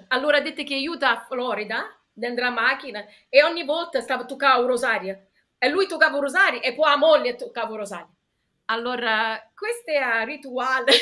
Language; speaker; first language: Italian; early bilingual, heritage; English